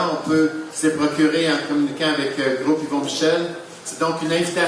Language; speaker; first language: French; native; French